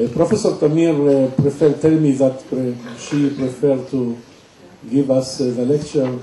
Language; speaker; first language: English; non-native, learner; Hebrew